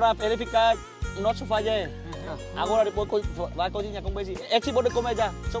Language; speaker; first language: Portuguese; non-native, learner; Vietnamese